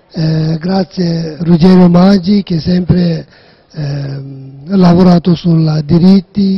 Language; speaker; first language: Italian; non-native, learner; Tibetan